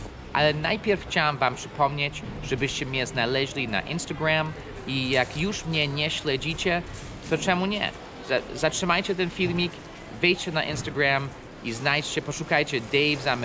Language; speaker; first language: Polish; non-native, fluent; English